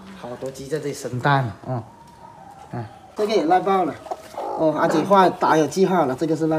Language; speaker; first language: Chinese; native; Chinese